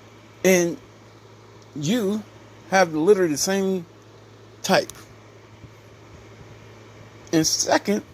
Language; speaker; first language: English; native; English